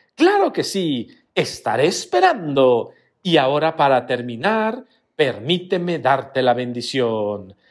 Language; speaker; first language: Spanish; native; Spanish